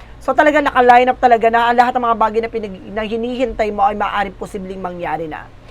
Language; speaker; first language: Filipino; native; Filipino